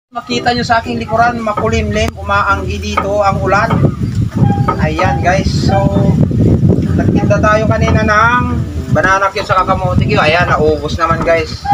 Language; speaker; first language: Filipino; non-native, local second language; Iloko